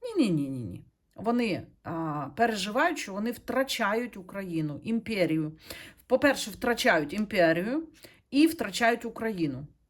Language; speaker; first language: Ukrainian; non-native, local second language; Russian